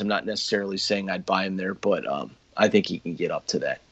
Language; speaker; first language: English; native; English